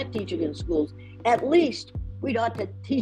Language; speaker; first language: English; native; English